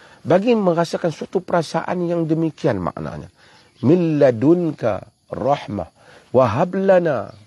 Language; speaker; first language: Malay; native; Malay